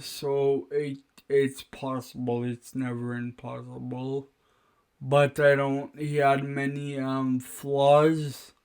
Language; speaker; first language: English; native; English